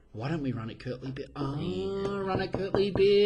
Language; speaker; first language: English; native; English